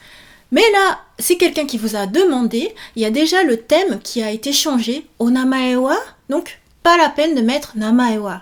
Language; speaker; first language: French; native; French